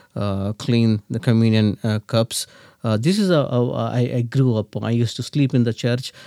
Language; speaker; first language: English; non-native, local second language; Telugu